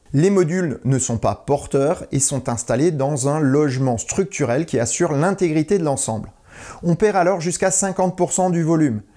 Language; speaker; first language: French; native; French